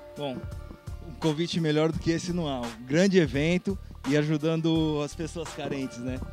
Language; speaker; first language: Portuguese; native; Portuguese